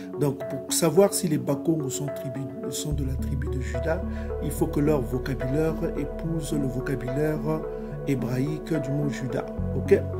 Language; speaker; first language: French; non-native, local second language; Kongo